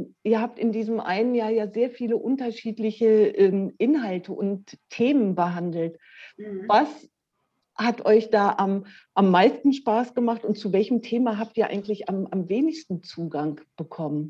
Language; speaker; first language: German; native; German